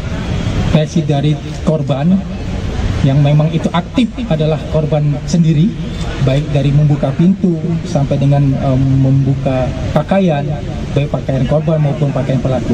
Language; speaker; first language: Indonesian; native; Indonesian